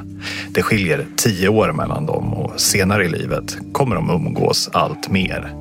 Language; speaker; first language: Swedish; native; Swedish